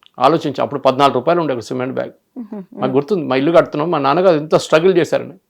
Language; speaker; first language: Telugu; non-native, local second language; Malayalam